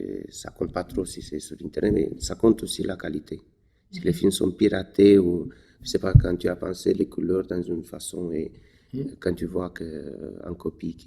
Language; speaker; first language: French; non-native, fluent; Romanian